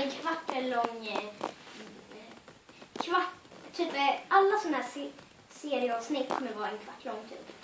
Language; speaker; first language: Swedish; native; Swedish